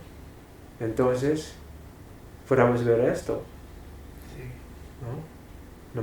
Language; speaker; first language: Spanish; non-native, fluent; English